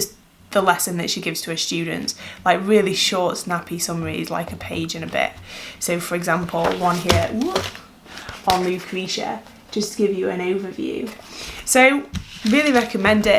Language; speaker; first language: English; native; English